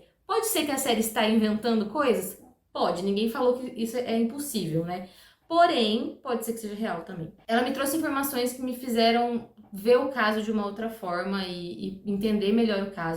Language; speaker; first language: Portuguese; native; Portuguese